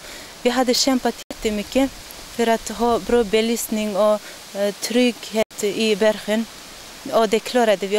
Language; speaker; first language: Swedish; non-native, learner; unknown